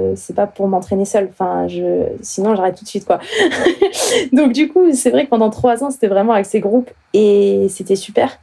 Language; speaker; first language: French; native; French